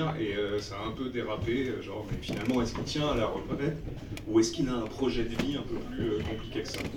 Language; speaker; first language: French; native; French